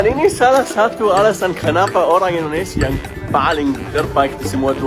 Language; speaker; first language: Indonesian; non-native, learner; English